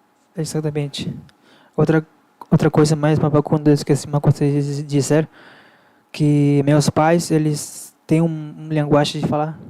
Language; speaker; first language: Portuguese; non-native, learner; Spanish